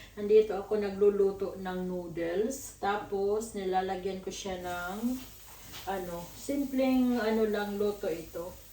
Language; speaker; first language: Filipino; non-native, local second language; Waray